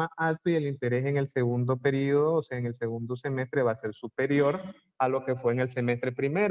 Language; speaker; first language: Spanish; native; Spanish